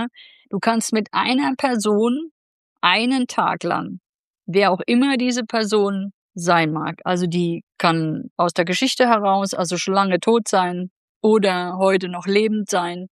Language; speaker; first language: German; native; German